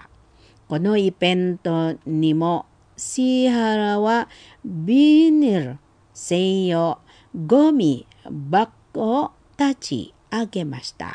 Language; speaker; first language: Japanese; non-native, fluent; Indonesian